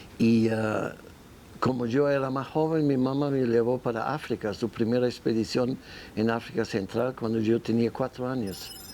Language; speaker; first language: Spanish; non-native, fluent; German